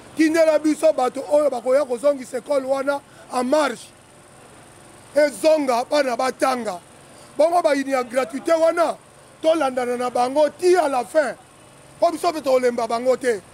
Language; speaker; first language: Lingala; native; Lingala